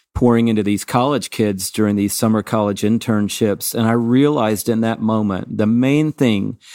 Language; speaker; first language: English; native; English